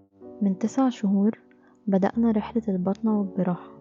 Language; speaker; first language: Arabic; native; Arabic